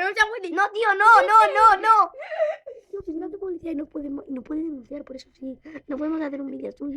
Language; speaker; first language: Spanish; native; Spanish